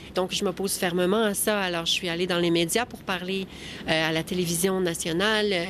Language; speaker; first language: French; native; French